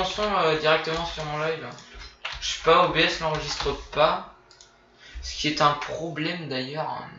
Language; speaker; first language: French; native; French